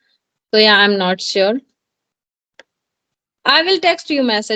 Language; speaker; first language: English; non-native, learner; Hindi